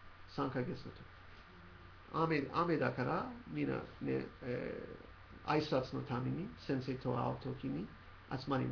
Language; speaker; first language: Japanese; non-native, learner; English